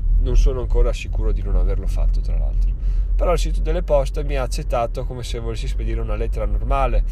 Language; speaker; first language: Italian; native; Italian